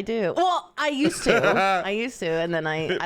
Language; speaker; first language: English; native; English